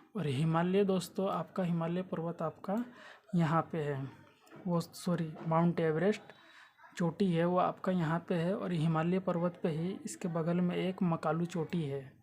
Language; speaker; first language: Hindi; native; Hindi